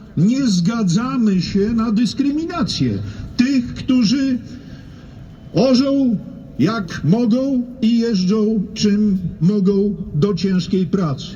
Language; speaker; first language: Polish; native; Polish